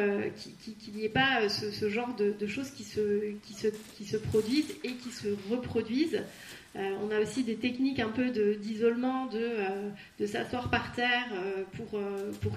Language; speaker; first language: French; native; French